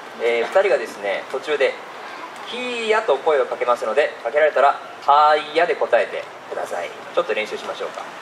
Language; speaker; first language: Japanese; native; Japanese